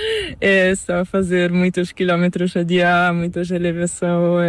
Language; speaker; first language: Spanish; non-native, learner; Portuguese